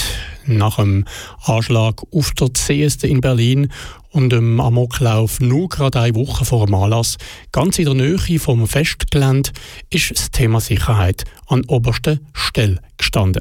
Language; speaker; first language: German; native; German